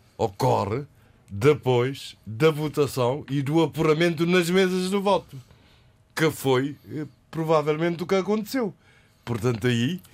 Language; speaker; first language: Portuguese; non-native, local second language; Kabuverdianu